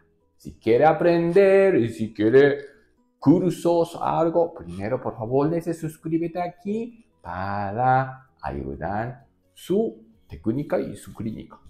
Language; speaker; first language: Spanish; non-native, learner; Japanese